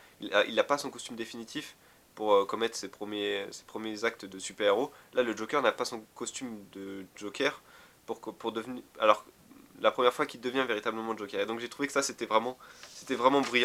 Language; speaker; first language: French; native; French